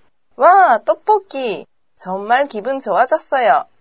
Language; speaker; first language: Korean; non-native, learner; Japanese